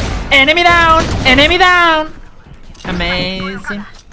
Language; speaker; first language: Spanish; native; Spanish